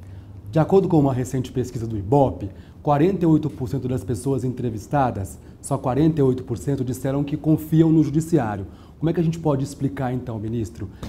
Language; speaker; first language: Portuguese; native; Portuguese